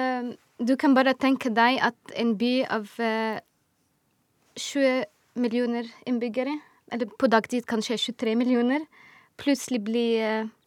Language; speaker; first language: Norwegian; non-native, fluent; Arabic